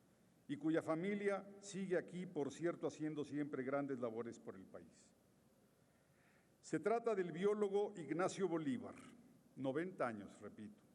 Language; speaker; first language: Spanish; native; Spanish